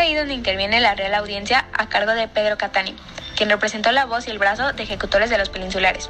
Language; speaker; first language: Spanish; native; Spanish